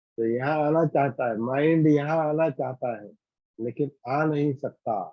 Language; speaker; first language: Hindi; non-native, local second language; Marathi